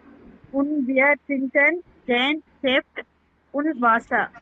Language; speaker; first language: German; non-native, learner; Tamil